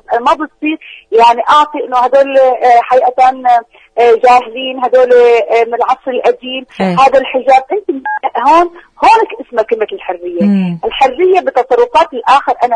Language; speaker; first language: Arabic; native; Arabic